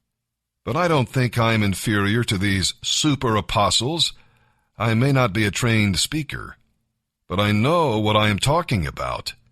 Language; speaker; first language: English; native; English